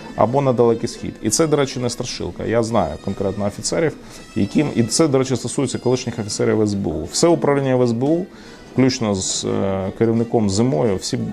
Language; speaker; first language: Ukrainian; native; Ukrainian